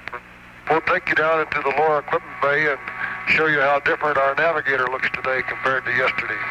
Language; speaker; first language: English; native; English